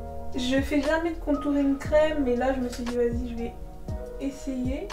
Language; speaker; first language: French; native; French